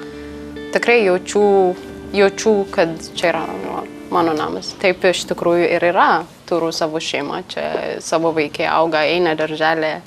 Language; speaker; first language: Lithuanian; non-native, learner; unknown